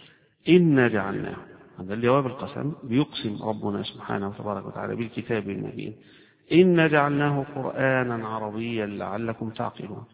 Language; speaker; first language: Arabic; native; Arabic